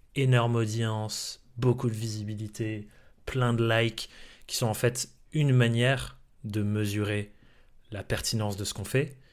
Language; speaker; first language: French; early bilingual, other home language; English